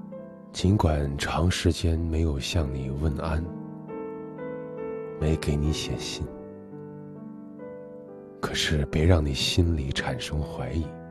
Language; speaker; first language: Chinese; native; Chinese